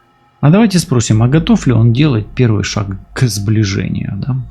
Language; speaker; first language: Russian; native; Russian